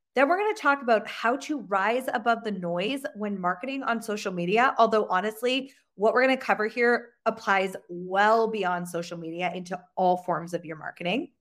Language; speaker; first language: English; native; English